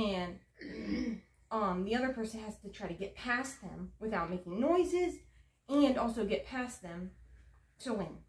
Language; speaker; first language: English; native; English